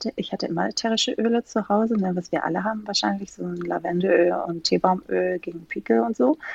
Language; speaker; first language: German; non-native, fluent; Greek